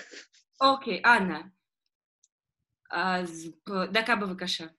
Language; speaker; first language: Hebrew; non-native, fluent; Russian